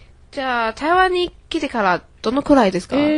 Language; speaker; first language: Japanese; non-native, learner; Chinese